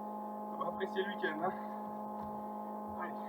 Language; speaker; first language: French; native; French